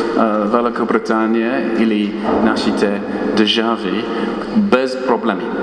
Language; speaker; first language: Bulgarian; non-native, fluent; English